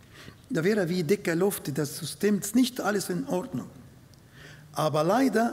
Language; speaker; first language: German; non-native, fluent; Arabic